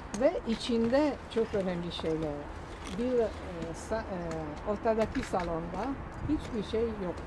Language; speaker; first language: Turkish; non-native, fluent; Italian